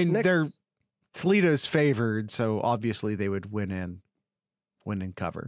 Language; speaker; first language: English; native; English